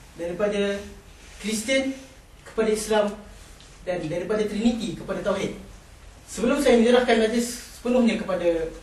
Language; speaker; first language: Malay; native; Malay